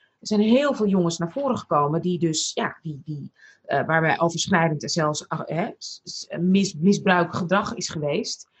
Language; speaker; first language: Dutch; early bilingual, other home language; Arabic